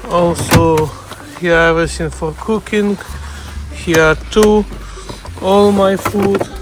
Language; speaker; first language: English; non-native, learner; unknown